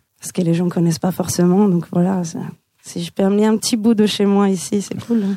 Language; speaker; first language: French; non-native, fluent; Italian